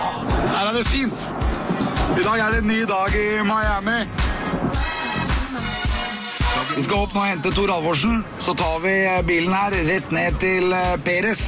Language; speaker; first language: Norwegian; native; Norwegian